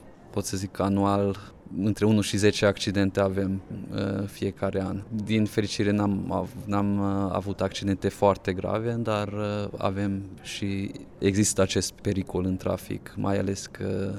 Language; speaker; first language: Romanian; non-native, local second language; Hungarian